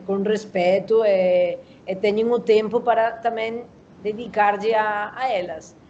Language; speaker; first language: Portuguese; non-native, learner; Spanish